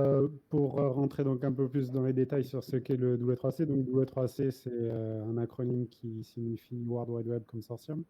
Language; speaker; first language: French; native; French